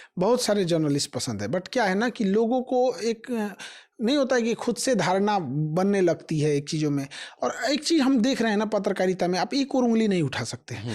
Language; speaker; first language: Hindi; native; Hindi